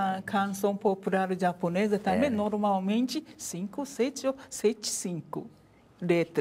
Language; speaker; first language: Portuguese; non-native, learner; Japanese